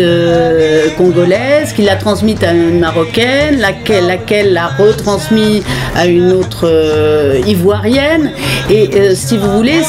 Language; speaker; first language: French; native; French